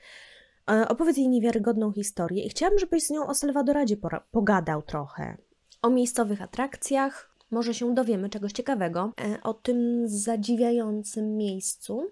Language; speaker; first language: Polish; native; Polish